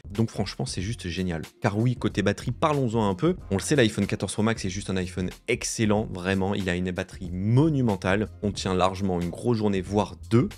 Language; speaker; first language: French; native; French